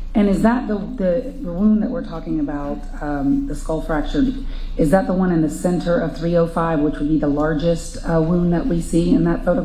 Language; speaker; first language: English; native; English